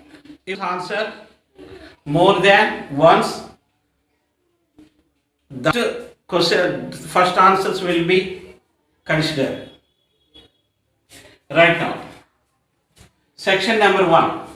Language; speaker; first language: English; non-native, local second language; Telugu